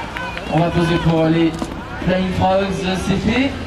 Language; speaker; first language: French; native; French